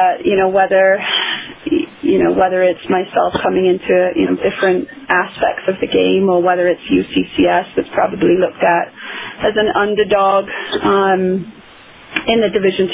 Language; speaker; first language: English; native; English